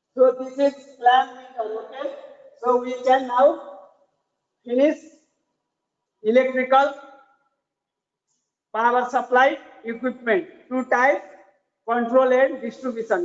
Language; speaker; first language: English; non-native, learner; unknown